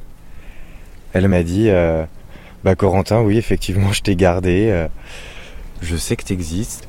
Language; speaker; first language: French; native; French